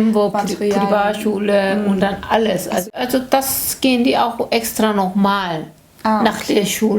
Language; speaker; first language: German; non-native, learner; Korean